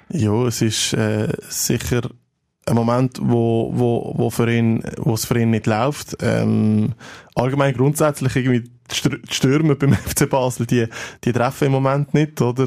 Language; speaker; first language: German; native; German